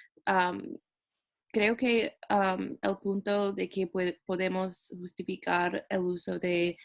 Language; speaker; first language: Spanish; non-native, fluent; English